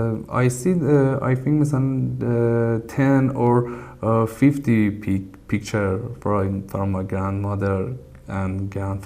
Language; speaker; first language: English; non-native, learner; Persian